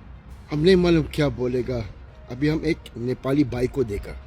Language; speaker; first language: Hindi; non-native, fluent; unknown